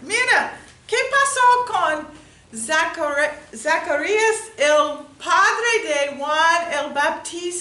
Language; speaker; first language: Spanish; non-native, learner; English